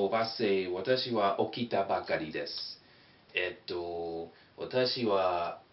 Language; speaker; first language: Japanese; non-native, fluent; English